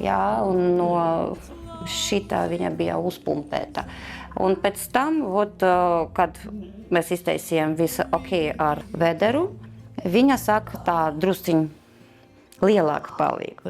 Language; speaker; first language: Latvian; non-native, local second language; Russian